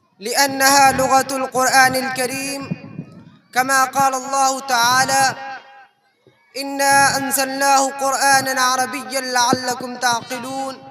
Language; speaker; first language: Arabic; non-native, fluent; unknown